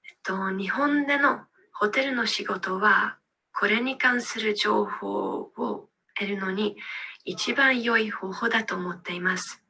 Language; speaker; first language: Japanese; non-native, learner; Hungarian